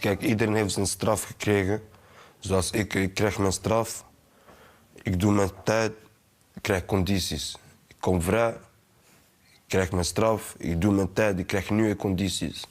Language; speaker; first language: Dutch; early bilingual, other home language; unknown